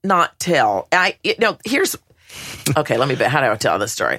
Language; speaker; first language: English; native; English